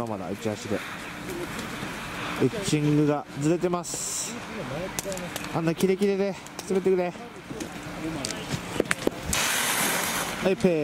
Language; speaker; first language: Japanese; native; Japanese